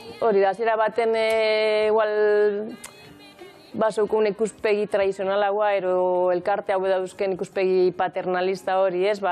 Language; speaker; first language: Basque; native; Basque